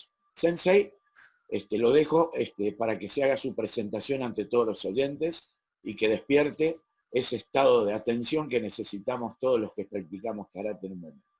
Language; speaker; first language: Spanish; native; Spanish